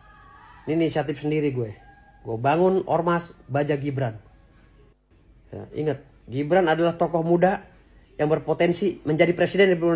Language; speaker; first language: Indonesian; native; Indonesian